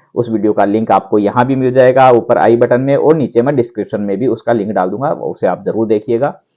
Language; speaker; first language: Hindi; native; Hindi